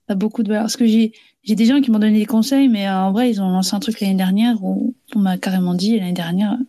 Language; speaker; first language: French; native; French